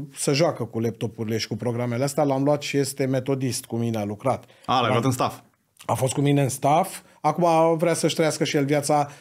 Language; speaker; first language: Romanian; native; Romanian